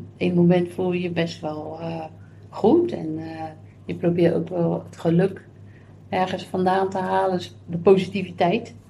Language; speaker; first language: Dutch; native; Dutch